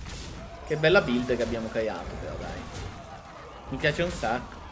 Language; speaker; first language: Italian; native; Italian